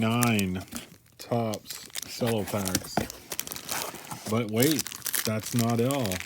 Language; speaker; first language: English; native; English